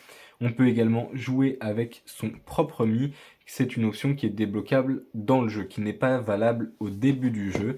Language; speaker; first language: French; native; French